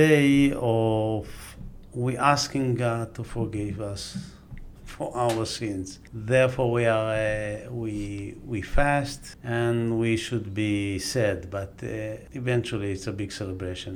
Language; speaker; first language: English; non-native, fluent; Aramaic